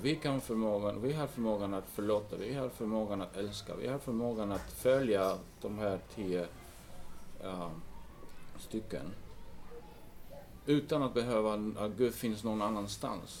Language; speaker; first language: Swedish; non-native, fluent; English